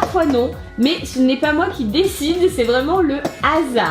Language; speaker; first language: French; native; French